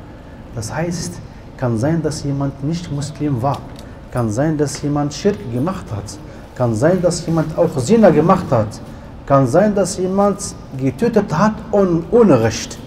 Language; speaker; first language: German; non-native, learner; Arabic